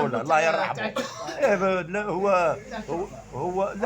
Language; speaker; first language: Arabic; native; Arabic